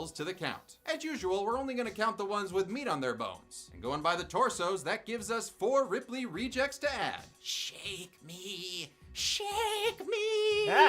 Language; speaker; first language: English; native; English